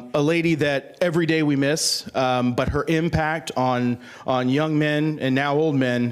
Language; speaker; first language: English; native; English